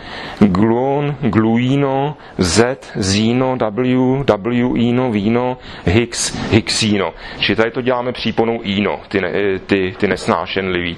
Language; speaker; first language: Czech; native; Czech